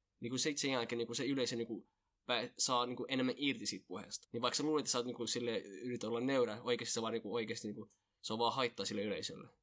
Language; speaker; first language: Finnish; early bilingual, other home language; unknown